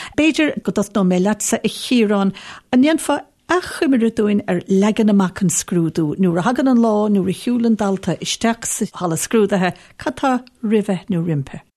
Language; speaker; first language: Irish; native; Irish